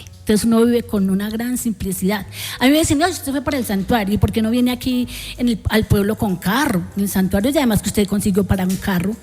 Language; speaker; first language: Spanish; native; Spanish